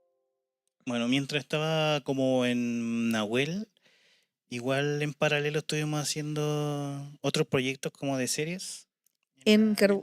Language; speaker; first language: Spanish; native; Spanish